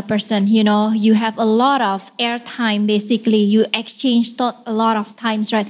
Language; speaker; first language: English; non-native, fluent; Indonesian